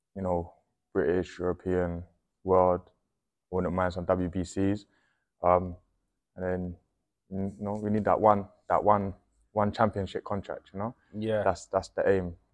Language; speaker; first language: English; native; English